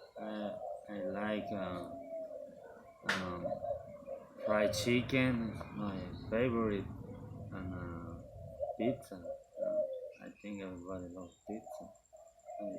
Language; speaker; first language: English; non-native, learner; Spanish